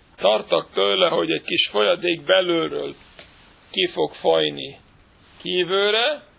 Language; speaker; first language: Hungarian; non-native, fluent; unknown